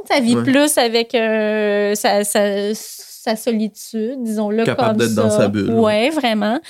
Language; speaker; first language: French; native; French